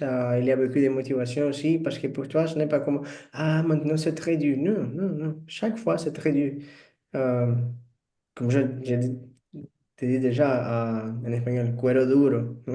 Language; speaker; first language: French; non-native, learner; Portuguese